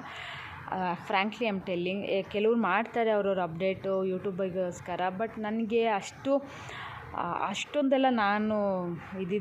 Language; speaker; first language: Kannada; native; Kannada